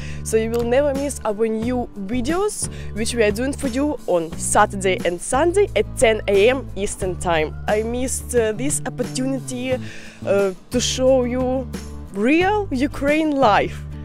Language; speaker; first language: English; non-native, fluent; Russian